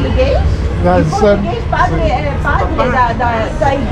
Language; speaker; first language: Portuguese; early bilingual, heritage; Portuguese